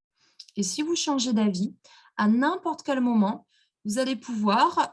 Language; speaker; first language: French; native; French